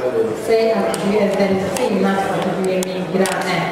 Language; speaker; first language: Swedish; non-native, fluent; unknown